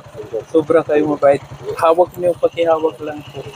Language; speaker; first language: Filipino; non-native, learner; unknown